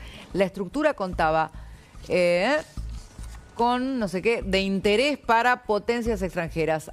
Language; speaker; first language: Spanish; native; Spanish